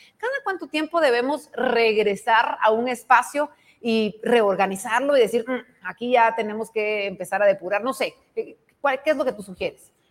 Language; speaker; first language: Spanish; native; Spanish